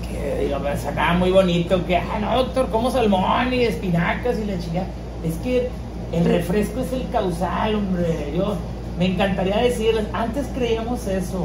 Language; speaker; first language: Spanish; native; Spanish